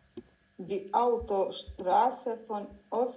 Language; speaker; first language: German; non-native, learner; Croatian